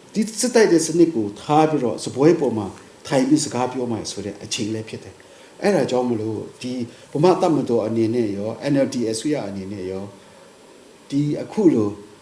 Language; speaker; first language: Burmese; non-native, local second language; Kachin